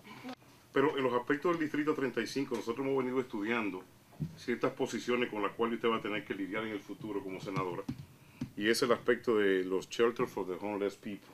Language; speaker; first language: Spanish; native; Spanish